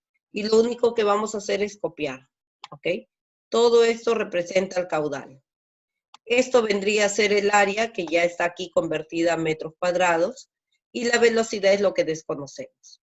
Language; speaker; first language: Spanish; native; Spanish